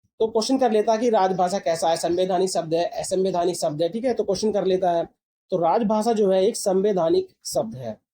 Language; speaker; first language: Hindi; native; Hindi